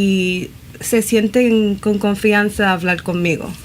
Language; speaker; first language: Spanish; early bilingual, other home language; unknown